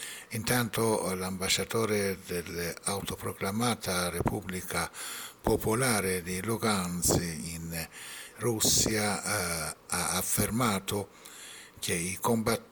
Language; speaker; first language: Italian; non-native, fluent; Persian